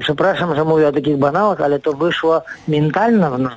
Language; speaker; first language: Polish; non-native, fluent; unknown